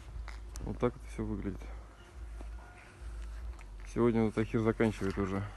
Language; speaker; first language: Russian; native; Russian